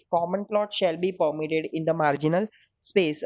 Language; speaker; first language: English; non-native, local second language; Gujarati